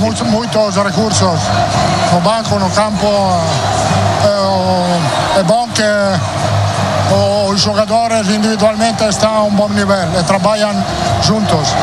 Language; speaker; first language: Portuguese; non-native, learner; Italian